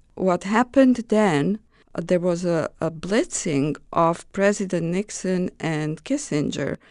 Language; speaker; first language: English; non-native, fluent; Romanian